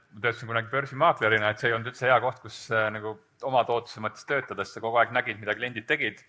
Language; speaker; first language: Estonian; native; Estonian